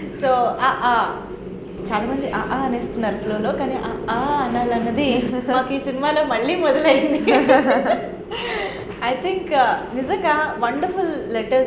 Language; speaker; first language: Telugu; native; Telugu